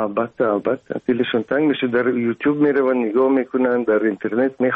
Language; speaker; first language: Persian; non-native, local second language; Russian